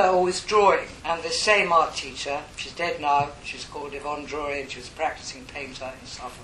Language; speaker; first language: English; native; English